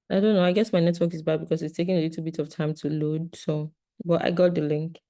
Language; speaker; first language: English; non-native, local second language; Yoruba